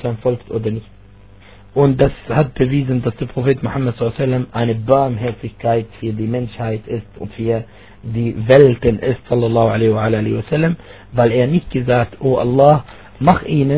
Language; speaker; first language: German; non-native, fluent; Arabic